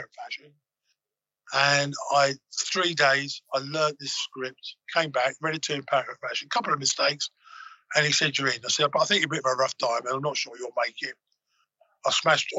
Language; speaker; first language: English; native; English